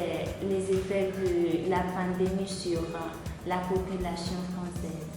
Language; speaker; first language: French; non-native, fluent; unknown